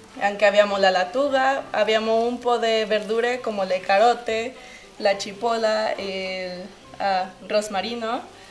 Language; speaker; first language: Italian; non-native, learner; Spanish